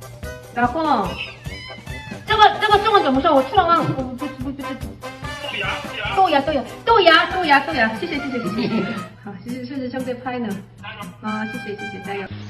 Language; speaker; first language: Chinese; non-native, fluent; Korean